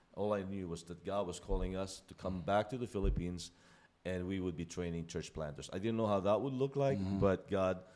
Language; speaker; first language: English; non-native, local second language; Filipino